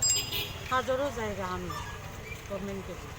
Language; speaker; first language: Hindi; non-native, local second language; Kok Borok